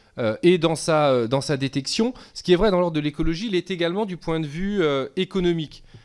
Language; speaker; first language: French; native; French